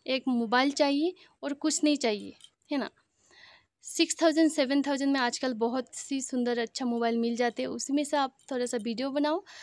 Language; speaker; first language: Hindi; non-native, local second language; Assamese